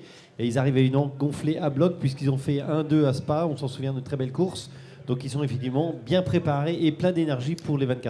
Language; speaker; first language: French; native; French